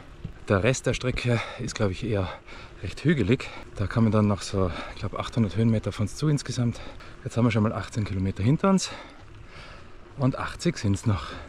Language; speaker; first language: German; native; German